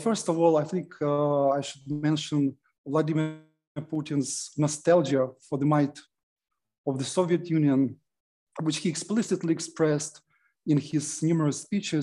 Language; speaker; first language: English; non-native, fluent; Russian